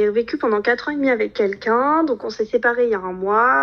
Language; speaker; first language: French; native; French